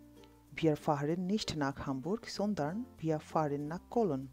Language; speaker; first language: German; non-native, fluent; Bangla